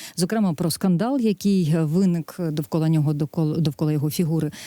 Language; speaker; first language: Ukrainian; native; Ukrainian